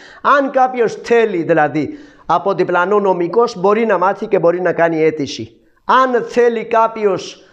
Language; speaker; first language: Greek; non-native, learner; Urdu